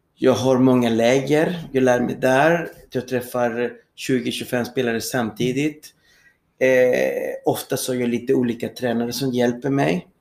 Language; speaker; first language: Swedish; non-native, fluent; Spanish